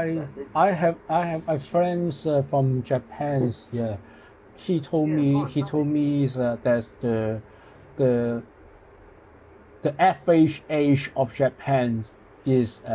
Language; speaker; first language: English; non-native, local second language; Cantonese